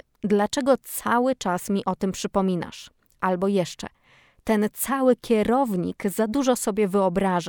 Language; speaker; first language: Polish; native; Polish